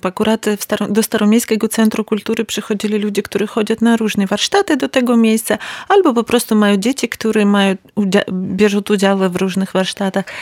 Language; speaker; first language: Polish; non-native, learner; Ukrainian